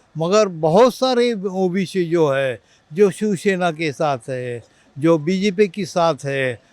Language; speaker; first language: Hindi; non-native, local second language; Marathi